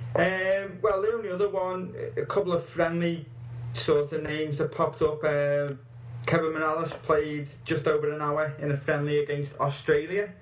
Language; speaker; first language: English; native; English